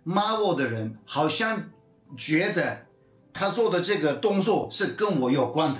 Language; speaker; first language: Chinese; non-native, fluent; Turkish